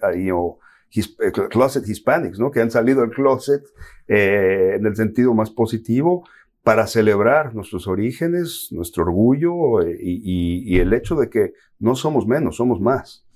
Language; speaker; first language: Spanish; native; Spanish